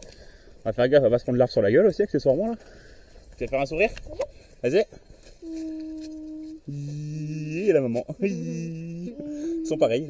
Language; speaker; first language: French; native; French